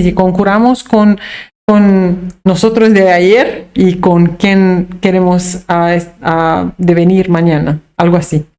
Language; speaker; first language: Spanish; non-native, fluent; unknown